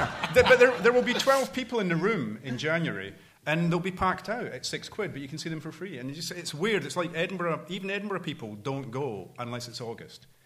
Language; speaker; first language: English; native; English